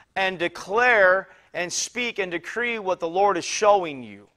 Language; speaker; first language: English; native; English